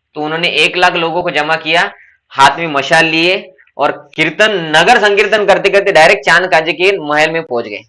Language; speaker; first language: Hindi; non-native, local second language; Marathi